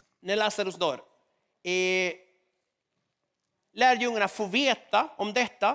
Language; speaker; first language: Swedish; non-native, fluent; Spanish